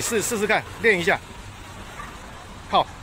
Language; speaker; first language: Chinese; native; Chinese